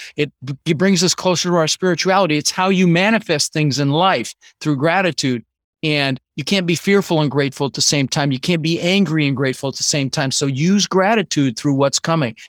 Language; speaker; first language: English; early bilingual, other home language; Dutch